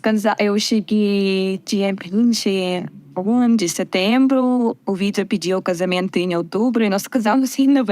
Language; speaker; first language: Portuguese; non-native, learner; Russian